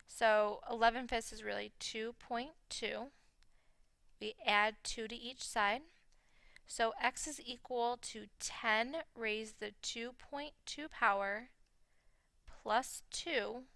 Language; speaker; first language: English; native; English